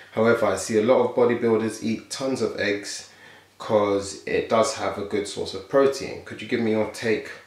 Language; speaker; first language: English; native; English